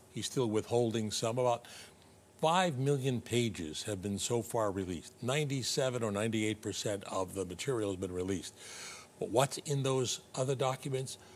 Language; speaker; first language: English; native; English